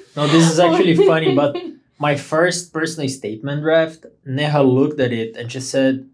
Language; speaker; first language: English; non-native, fluent; Portuguese